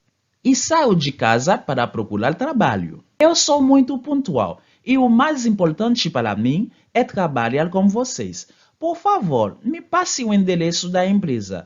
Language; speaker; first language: Portuguese; non-native, fluent; Haitian Creole